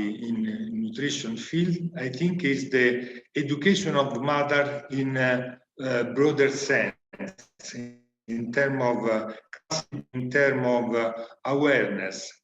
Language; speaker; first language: English; non-native, learner; Italian